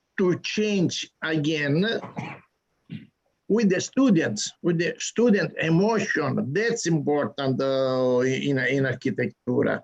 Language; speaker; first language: English; non-native, learner; Italian